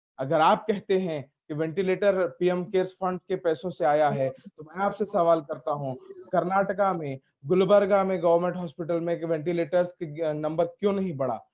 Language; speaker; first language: Hindi; native; Hindi